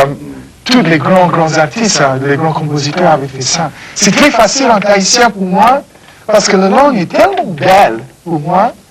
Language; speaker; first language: French; non-native, fluent; English